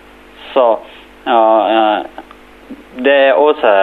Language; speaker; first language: Danish; non-native, learner; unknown